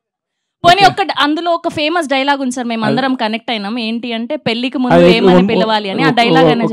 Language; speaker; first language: Telugu; native; Telugu